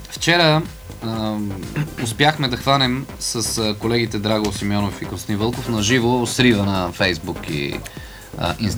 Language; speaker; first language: Bulgarian; native; Bulgarian